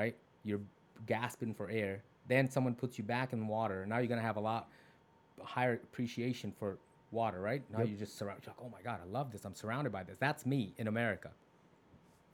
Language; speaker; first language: English; non-native, local second language; Punjabi